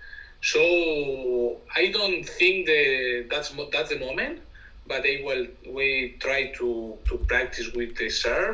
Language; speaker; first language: English; non-native, learner; Spanish